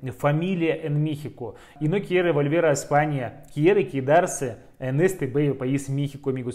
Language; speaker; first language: Spanish; non-native, learner; Russian